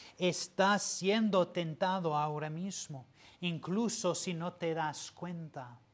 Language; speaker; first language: Spanish; non-native, fluent; English